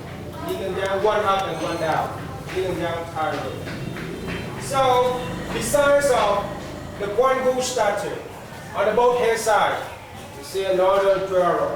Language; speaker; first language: English; non-native, fluent; Vietnamese